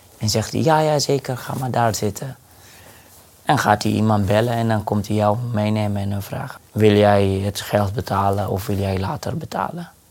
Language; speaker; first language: Dutch; non-native, fluent; Arabic